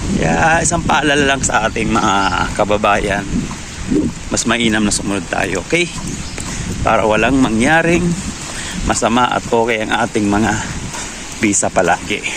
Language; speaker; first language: Filipino; native; Filipino